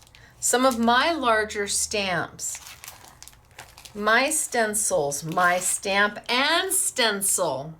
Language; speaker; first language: English; native; English